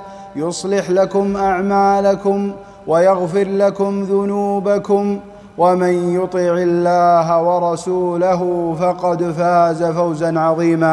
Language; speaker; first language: Arabic; native; Arabic